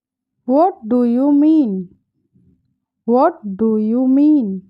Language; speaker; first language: English; non-native, fluent; Hindi